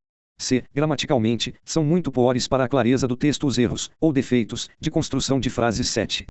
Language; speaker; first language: Portuguese; native; Portuguese